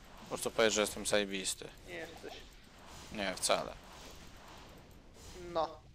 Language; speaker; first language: Polish; native; Polish